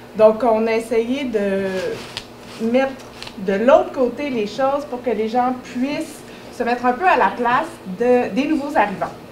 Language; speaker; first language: French; native; French